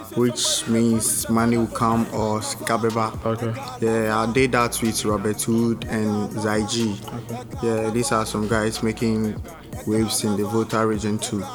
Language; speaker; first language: English; non-native, local second language; Ewe